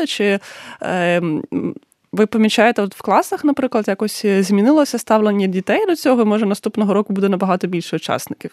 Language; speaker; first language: Ukrainian; native; Ukrainian